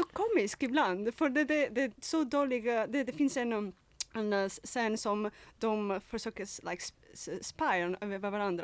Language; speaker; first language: Swedish; non-native, fluent; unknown